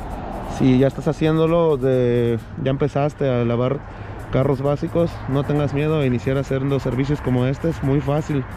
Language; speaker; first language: Spanish; native; Spanish